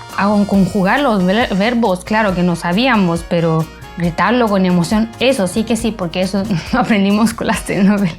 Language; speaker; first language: Spanish; non-native, fluent; Romanian